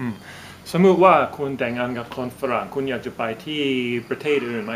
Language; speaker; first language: Thai; non-native, fluent; English